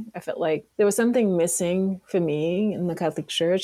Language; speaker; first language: English; non-native, local second language; French